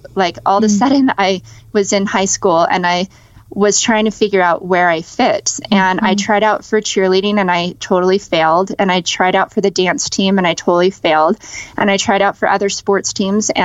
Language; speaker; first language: English; native; English